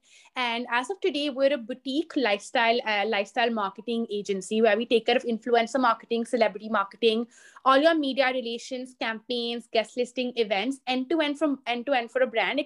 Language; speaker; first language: English; non-native, local second language; Hindi